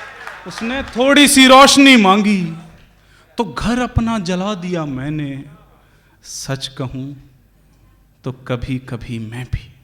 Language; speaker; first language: Hindi; native; Hindi